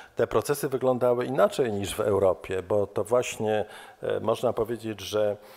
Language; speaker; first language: Polish; native; Polish